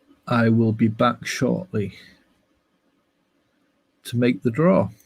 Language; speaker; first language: English; native; English